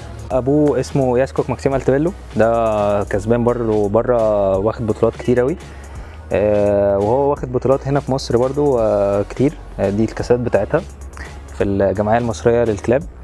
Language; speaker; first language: Arabic; native; Arabic